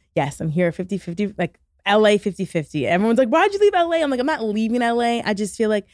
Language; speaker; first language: English; native; English